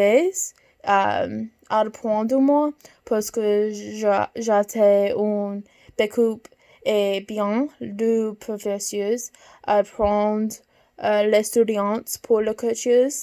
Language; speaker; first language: French; non-native, learner; English